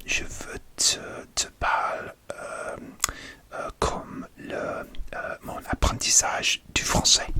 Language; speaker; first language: French; non-native, learner; English